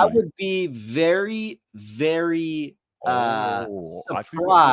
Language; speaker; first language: English; native; English